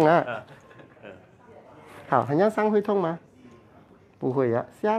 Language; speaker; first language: Chinese; non-native, local second language; Cantonese